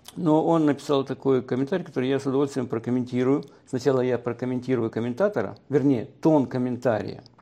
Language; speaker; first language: Russian; native; Russian